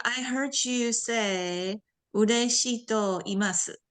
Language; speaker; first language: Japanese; non-native, learner; English